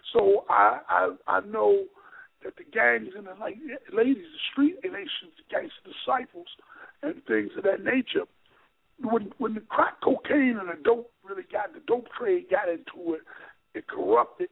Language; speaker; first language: English; native; English